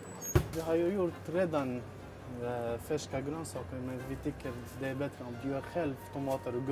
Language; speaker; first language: Swedish; non-native, fluent; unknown